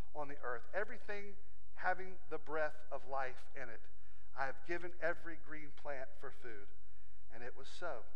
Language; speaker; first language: English; native; English